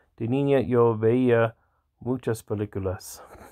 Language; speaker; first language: Spanish; non-native, learner; English